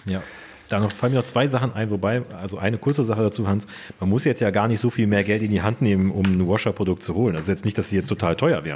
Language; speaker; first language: German; native; German